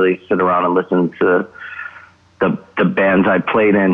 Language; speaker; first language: English; native; English